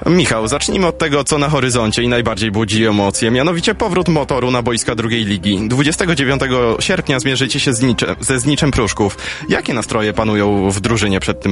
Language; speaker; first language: Polish; native; Polish